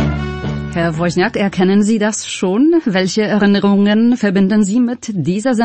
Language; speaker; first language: German; non-native, fluent; Polish